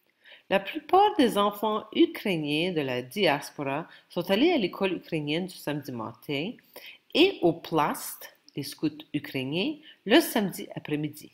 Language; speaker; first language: French; non-native, local second language; Ukrainian